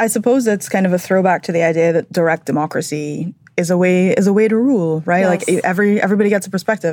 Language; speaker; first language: English; native; English